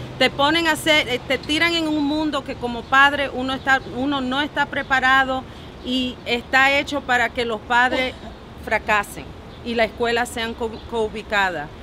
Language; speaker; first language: Spanish; early bilingual, heritage; Spanish